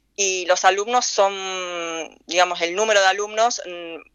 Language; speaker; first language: Spanish; native; Spanish